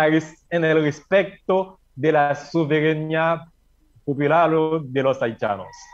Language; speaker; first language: Spanish; non-native, learner; Haitian Creole